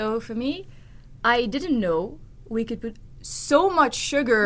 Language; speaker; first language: English; non-native, learner; French